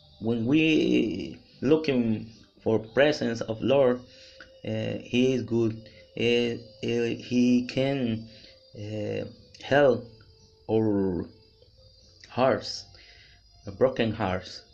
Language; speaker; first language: English; non-native, learner; Spanish